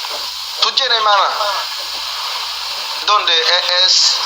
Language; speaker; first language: Spanish; non-native, learner; Haitian Creole